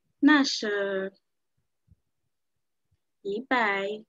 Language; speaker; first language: Chinese; non-native, learner; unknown